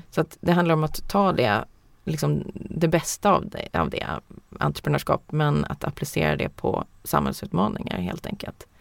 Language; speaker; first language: Swedish; early bilingual, heritage; Swedish